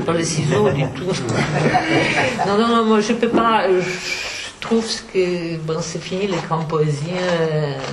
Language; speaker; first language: French; non-native, fluent; Czech